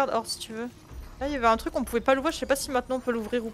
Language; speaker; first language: French; native; French